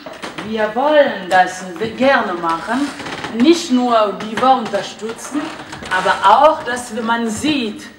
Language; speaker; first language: German; non-native, fluent; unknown